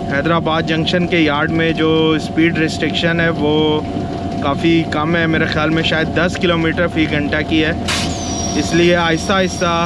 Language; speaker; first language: Urdu; native; Urdu